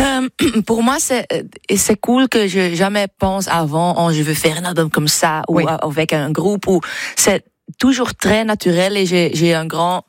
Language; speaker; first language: French; non-native, fluent; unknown